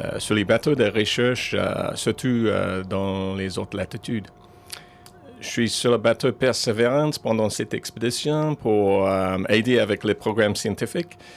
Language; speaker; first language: French; non-native, fluent; English